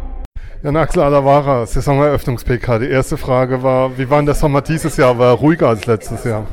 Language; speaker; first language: German; native; German